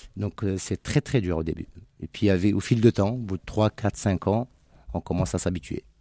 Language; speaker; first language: French; non-native, local second language; Arabic